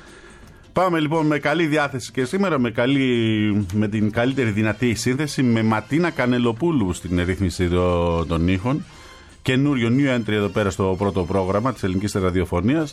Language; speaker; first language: Greek; native; Greek